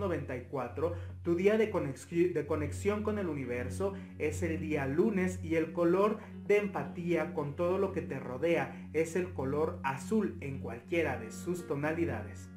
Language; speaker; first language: Spanish; native; Spanish